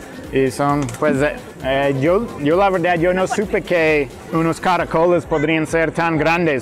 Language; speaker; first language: Spanish; non-native, fluent; English